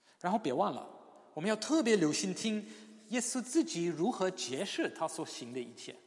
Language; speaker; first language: Chinese; non-native, fluent; English